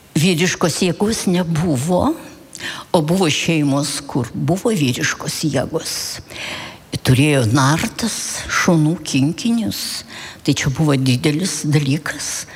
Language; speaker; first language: Lithuanian; early bilingual, heritage; Lithuanian